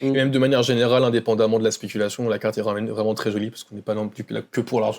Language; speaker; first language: French; native; French